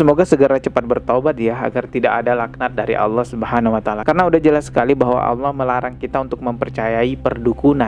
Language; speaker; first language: Indonesian; native; Indonesian